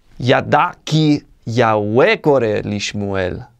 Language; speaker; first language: Hebrew; non-native, learner; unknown